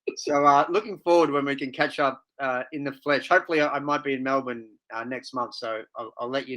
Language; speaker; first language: English; native; English